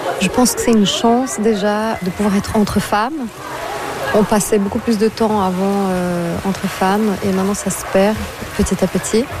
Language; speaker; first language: French; non-native, fluent; Portuguese